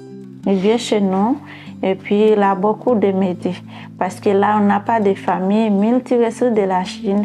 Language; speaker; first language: French; non-native, learner; Haitian Creole